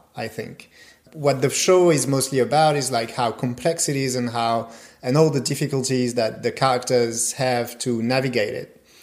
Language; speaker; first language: English; non-native, fluent; French